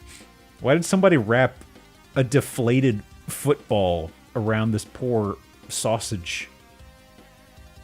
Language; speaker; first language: English; native; English